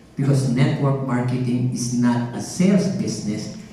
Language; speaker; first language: English; non-native, local second language; Filipino